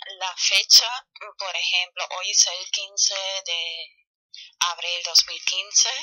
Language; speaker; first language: Spanish; non-native, fluent; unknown